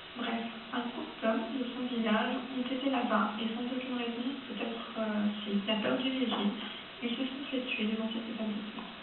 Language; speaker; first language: French; early bilingual, other home language; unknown